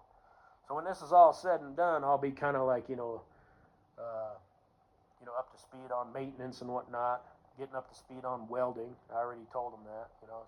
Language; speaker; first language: English; native; English